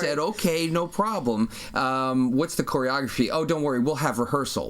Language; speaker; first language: English; native; English